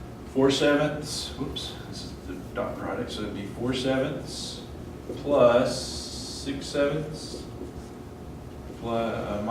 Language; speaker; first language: English; native; English